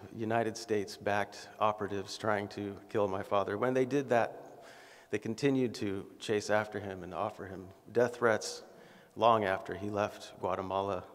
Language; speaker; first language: English; native; English